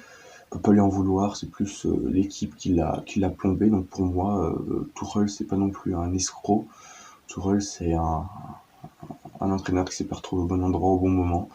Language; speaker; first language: French; native; French